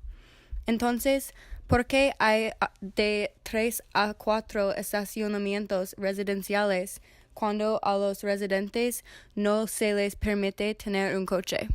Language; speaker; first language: Spanish; non-native, learner; English